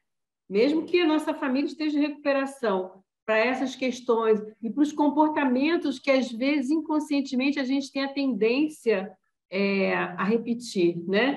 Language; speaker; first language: Portuguese; native; Portuguese